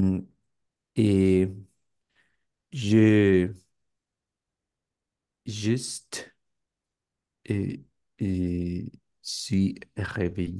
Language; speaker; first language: French; non-native, learner; Spanish